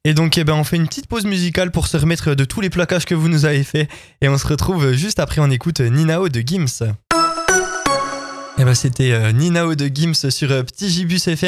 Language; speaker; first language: French; native; French